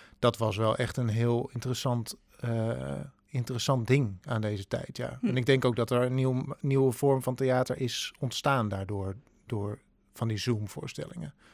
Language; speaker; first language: Dutch; native; Dutch